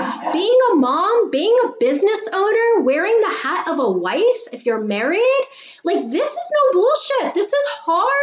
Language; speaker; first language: English; native; English